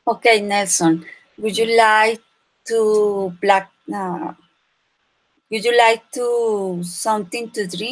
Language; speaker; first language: English; non-native, learner; Spanish